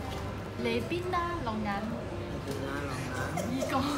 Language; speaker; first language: Cantonese; non-native, learner; Chinese